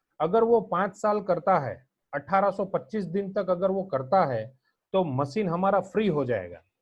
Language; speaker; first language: Hindi; non-native, local second language; Gujarati